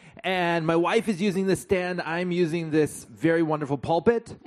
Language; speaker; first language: English; native; English